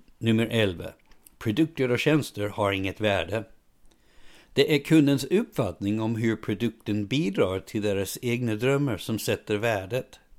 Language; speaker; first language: Swedish; non-native, fluent; English